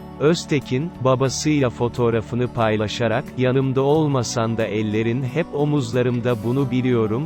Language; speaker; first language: Turkish; native; Turkish